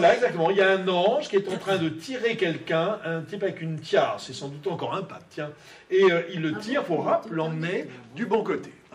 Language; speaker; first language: French; native; French